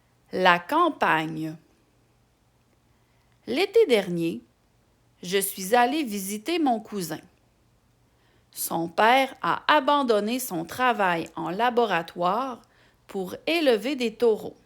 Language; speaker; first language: French; native; French